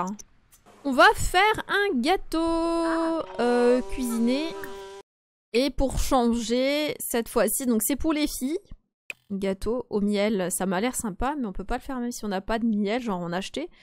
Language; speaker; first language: French; native; French